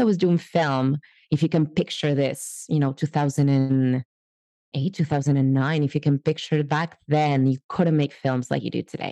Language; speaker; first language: English; non-native, fluent; Spanish